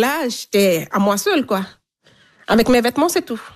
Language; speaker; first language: French; non-native, local second language; Fula